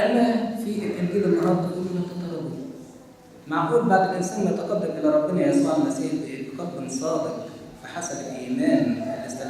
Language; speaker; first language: Arabic; native; Arabic